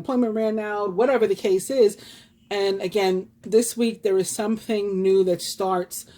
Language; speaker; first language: English; native; English